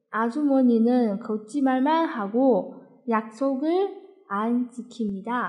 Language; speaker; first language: Korean; non-native, fluent; Chinese